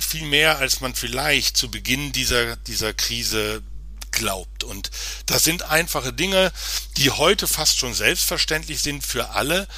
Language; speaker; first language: German; native; German